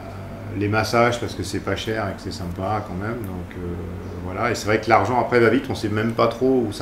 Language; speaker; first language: French; native; French